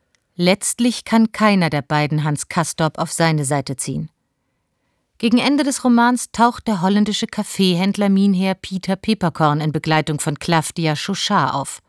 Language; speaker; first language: German; native; German